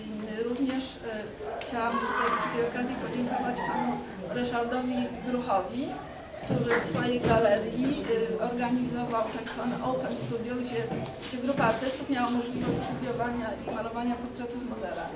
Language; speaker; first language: Polish; native; Polish